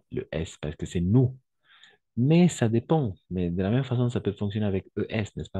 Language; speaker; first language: French; non-native, fluent; Spanish